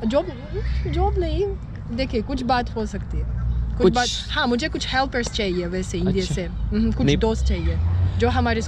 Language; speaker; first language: Hindi; non-native, fluent; Russian